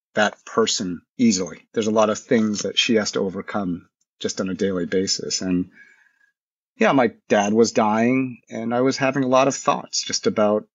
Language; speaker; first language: English; early bilingual, other home language; Korean